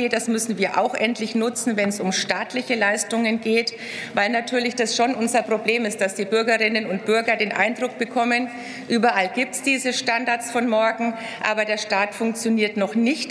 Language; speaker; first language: German; native; German